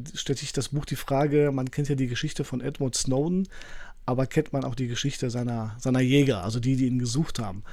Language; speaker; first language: German; early bilingual, other home language; Polish